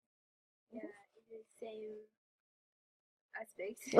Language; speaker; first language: English; non-native, learner; Japanese